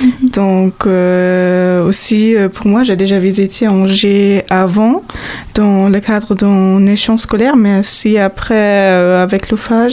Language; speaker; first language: French; non-native, fluent; German